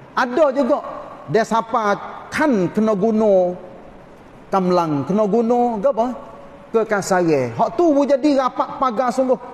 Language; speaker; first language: Malay; native; Malay